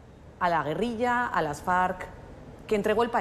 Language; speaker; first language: Spanish; native; Spanish